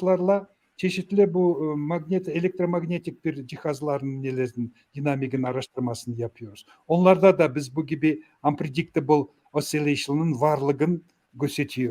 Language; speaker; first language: Turkish; non-native, learner; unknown